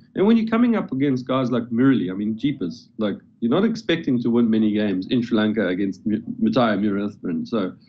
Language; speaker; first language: English; native; English